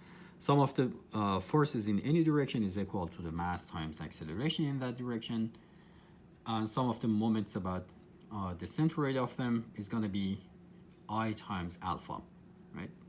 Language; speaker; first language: English; non-native, fluent; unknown